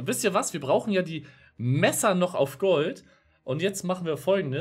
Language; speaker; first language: German; native; German